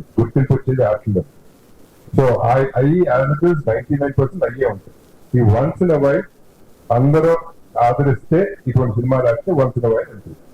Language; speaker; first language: Telugu; native; Telugu